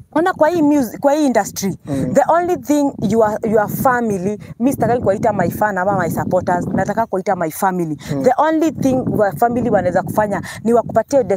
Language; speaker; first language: Swahili; non-native, local second language; Kikuyu